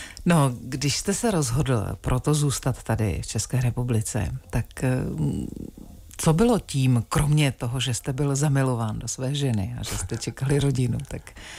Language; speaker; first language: Czech; native; Czech